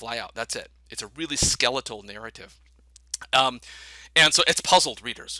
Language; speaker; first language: English; native; English